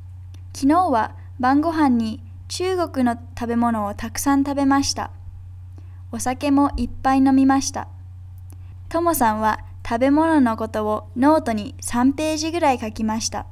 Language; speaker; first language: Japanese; non-native, learner; English